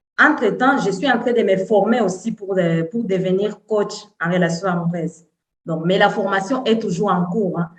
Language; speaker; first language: French; non-native, local second language; Swahili